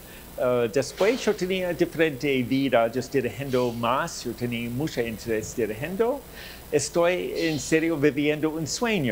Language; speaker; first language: Spanish; non-native, learner; English